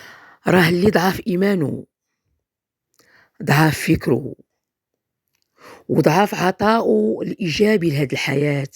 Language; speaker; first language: Arabic; native; Arabic